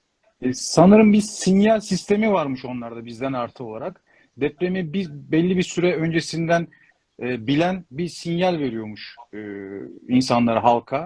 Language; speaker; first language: Turkish; native; Turkish